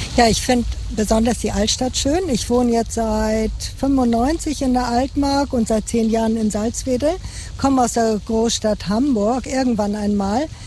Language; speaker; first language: German; native; German